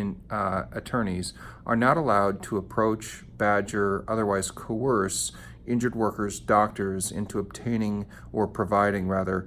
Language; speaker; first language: English; native; English